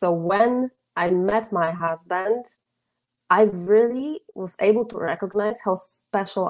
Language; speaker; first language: English; non-native, fluent; Polish